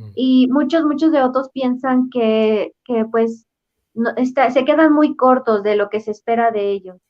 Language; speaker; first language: Spanish; native; Spanish